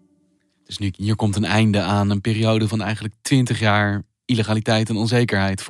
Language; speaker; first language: Dutch; native; Dutch